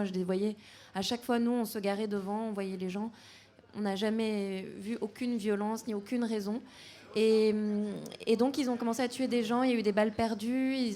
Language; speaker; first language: French; native; French